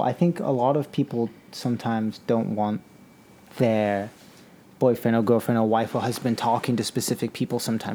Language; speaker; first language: English; native; English